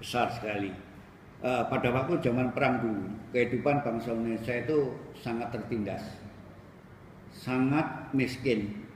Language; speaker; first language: Indonesian; native; Indonesian